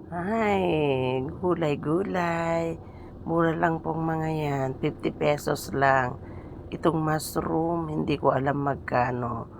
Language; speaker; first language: Filipino; native; Filipino